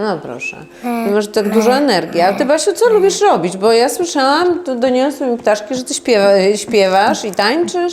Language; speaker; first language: Polish; native; Polish